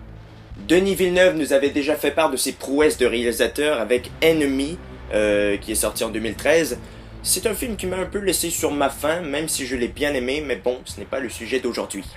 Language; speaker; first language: French; native; French